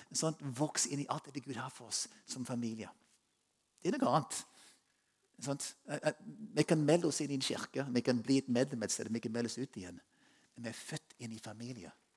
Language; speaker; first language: Norwegian; non-native, fluent; English